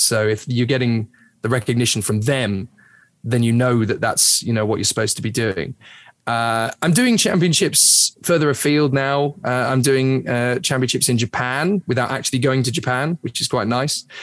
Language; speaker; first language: English; native; English